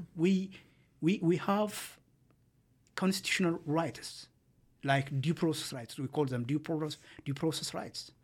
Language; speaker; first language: English; non-native, fluent; Amharic